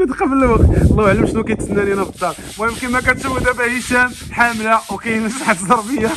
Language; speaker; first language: Arabic; native; Arabic